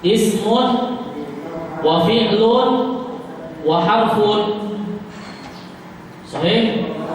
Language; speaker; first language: Arabic; non-native, fluent; Indonesian